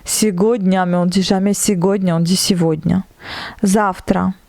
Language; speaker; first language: Russian; non-native, fluent; French